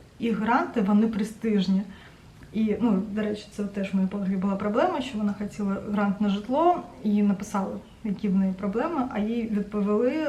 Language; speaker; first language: Ukrainian; non-native, local second language; Russian